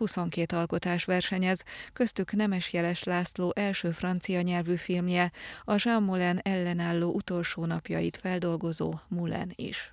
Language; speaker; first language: Hungarian; native; Hungarian